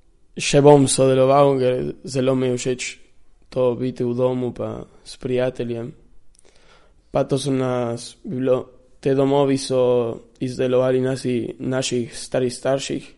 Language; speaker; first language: Slovenian; early bilingual, heritage; Slovenian